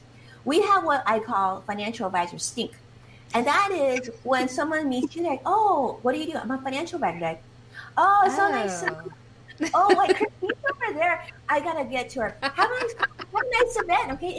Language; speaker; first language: English; early bilingual, other home language; Chinese